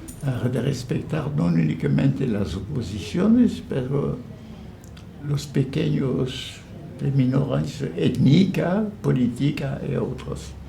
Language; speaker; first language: Spanish; non-native, fluent; French